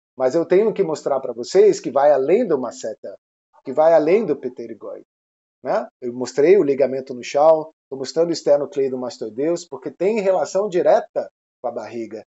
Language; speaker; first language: Portuguese; non-native, fluent; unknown